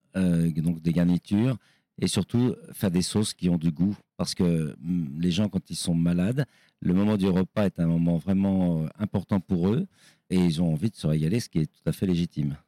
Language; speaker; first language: French; native; French